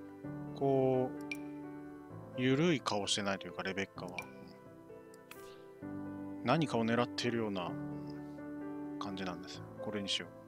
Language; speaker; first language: Japanese; native; Japanese